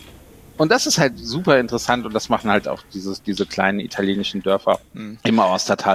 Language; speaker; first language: German; native; German